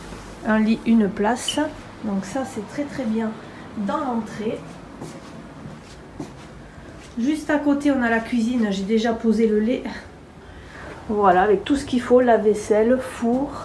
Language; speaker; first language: French; native; French